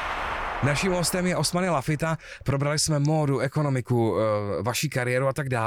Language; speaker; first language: Czech; native; Czech